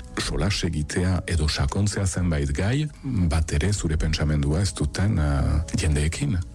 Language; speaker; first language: Basque; native; Basque